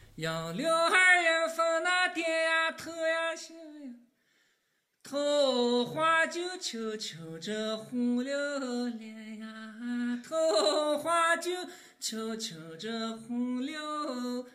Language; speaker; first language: Chinese; native; Chinese